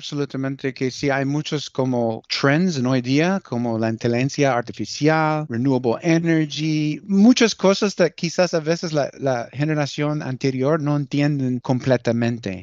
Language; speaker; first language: Spanish; early bilingual, heritage; Spanish